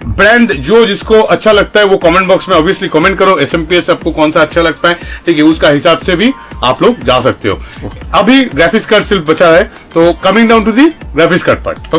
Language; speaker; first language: Hindi; non-native, local second language; Bangla